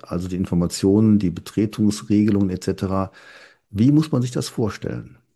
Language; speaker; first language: German; native; German